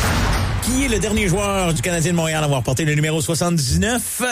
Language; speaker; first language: French; native; French